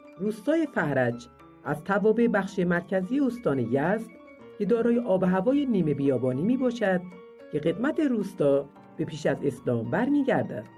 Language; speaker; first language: Persian; native; Persian